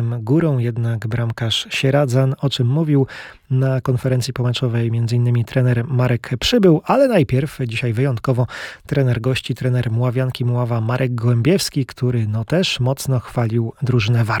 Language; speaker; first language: Polish; native; Polish